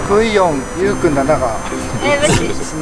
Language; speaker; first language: Chinese; non-native, fluent; Japanese